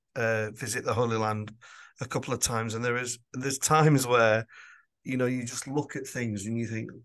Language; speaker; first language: English; native; English